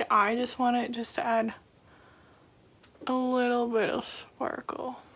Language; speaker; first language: English; native; English